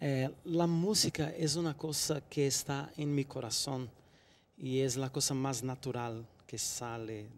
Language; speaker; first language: Spanish; non-native, fluent; Portuguese